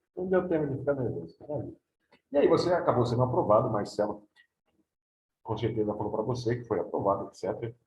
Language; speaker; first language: Portuguese; native; Portuguese